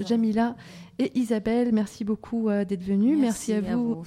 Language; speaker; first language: French; native; French